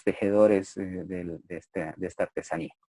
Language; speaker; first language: Spanish; native; Spanish